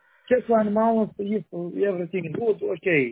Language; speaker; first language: English; non-native, learner; Romanian